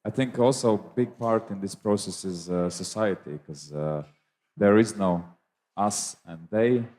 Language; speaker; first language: English; non-native, fluent; Latvian